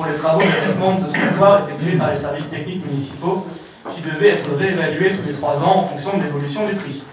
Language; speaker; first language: French; native; French